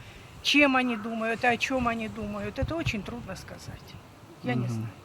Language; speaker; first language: Russian; native; Russian